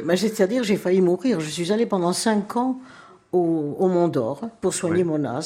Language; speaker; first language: French; native; French